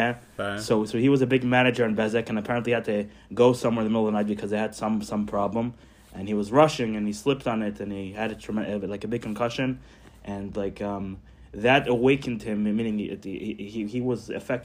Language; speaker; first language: English; non-native, fluent; Hebrew